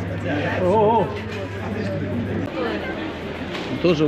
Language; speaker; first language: Russian; native; Russian